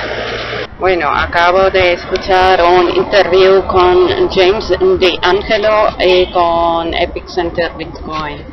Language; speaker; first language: Spanish; non-native, fluent; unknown